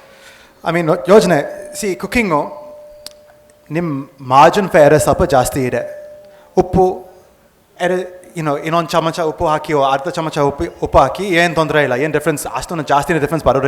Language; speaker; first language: Kannada; non-native, fluent; English